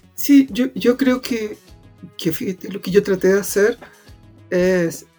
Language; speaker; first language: Spanish; native; Spanish